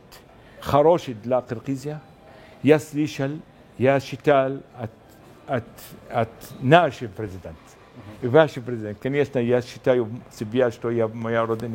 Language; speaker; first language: Russian; non-native, learner; Arabic